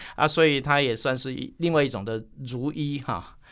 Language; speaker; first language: Chinese; native; Chinese